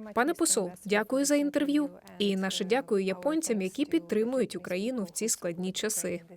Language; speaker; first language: Ukrainian; native; Ukrainian